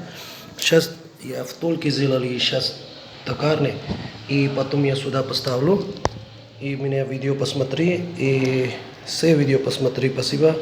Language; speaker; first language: Russian; non-native, learner; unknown